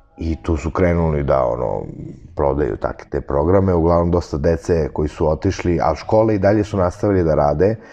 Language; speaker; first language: Serbian; early bilingual, heritage; Serbian